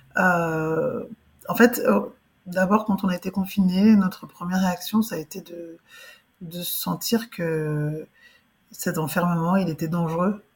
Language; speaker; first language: French; early bilingual, other home language; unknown